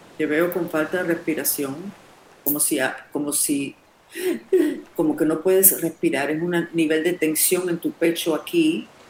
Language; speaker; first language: Spanish; non-native, fluent; English